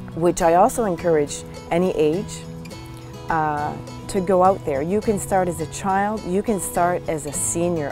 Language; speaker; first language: English; native; English